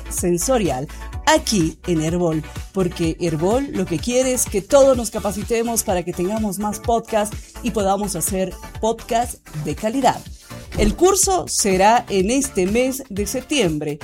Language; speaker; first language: Spanish; native; Spanish